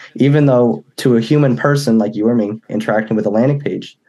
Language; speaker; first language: English; native; English